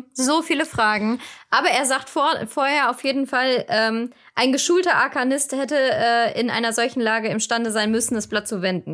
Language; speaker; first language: German; native; German